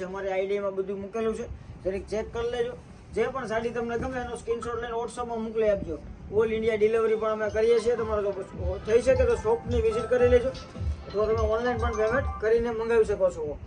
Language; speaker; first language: Gujarati; native; Gujarati